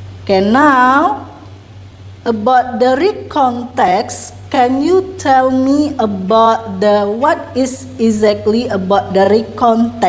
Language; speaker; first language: English; non-native, learner; Indonesian